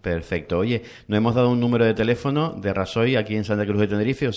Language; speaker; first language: Spanish; native; Spanish